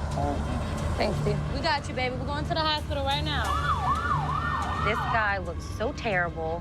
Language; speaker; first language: English; native; English